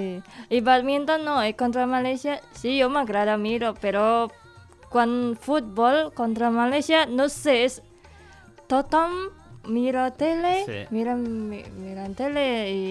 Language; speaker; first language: Catalan; non-native, learner; Indonesian